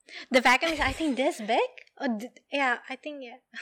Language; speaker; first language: English; non-native, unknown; Indonesian